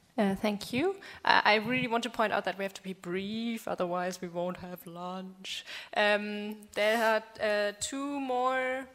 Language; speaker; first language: English; non-native, fluent; German